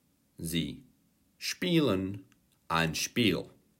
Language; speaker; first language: German; non-native, fluent; Czech